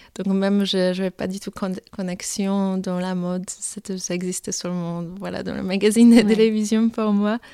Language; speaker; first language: French; non-native, fluent; Polish